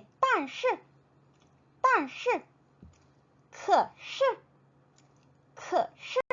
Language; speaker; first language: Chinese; non-native, fluent; Korean